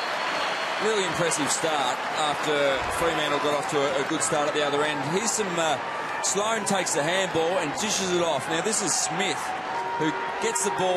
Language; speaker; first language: English; native; English